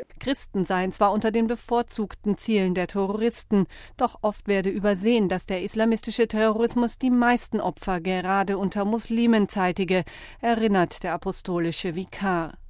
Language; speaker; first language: German; native; German